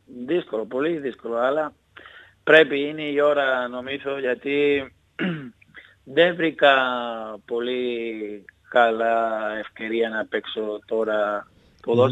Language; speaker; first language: Greek; non-native, learner; Spanish